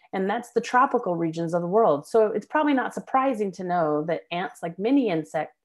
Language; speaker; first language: English; native; English